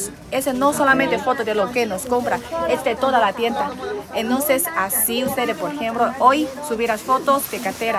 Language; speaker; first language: Spanish; non-native, learner; Chinese